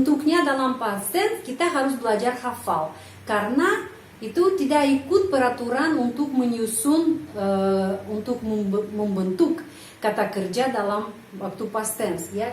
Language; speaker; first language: Indonesian; non-native, fluent; Russian